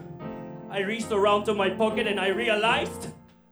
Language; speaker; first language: English; non-native, fluent; Romanian